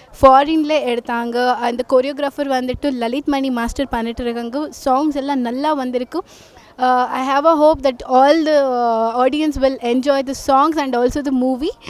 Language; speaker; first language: Tamil; non-native, learner; Kannada